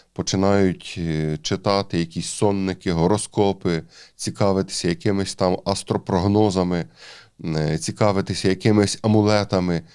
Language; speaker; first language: Ukrainian; native; Ukrainian